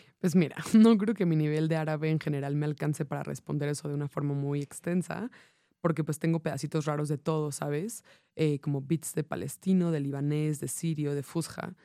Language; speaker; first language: Spanish; non-native, fluent; English